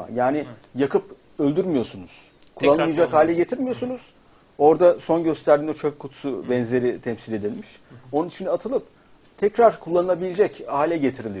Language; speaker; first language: Turkish; native; Turkish